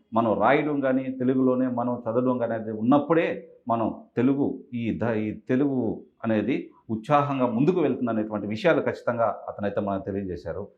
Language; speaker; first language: Telugu; native; Telugu